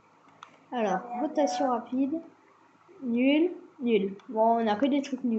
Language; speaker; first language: French; native; French